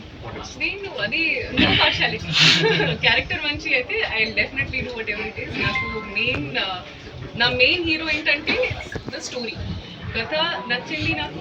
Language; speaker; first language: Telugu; non-native, learner; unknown